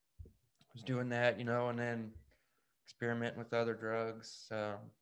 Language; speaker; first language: English; native; English